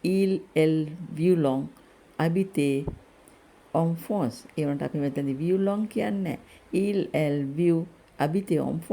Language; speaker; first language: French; non-native, learner; Sinhala